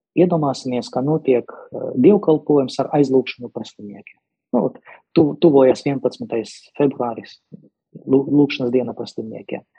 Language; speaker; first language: Latvian; non-native, local second language; Russian